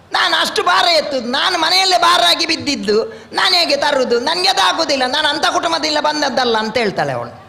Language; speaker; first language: Kannada; non-native, local second language; Tulu